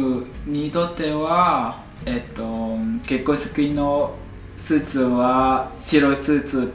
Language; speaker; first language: Japanese; non-native, learner; Vietnamese